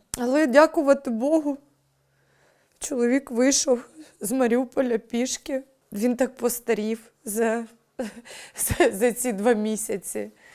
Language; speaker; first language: Ukrainian; non-native, local second language; Russian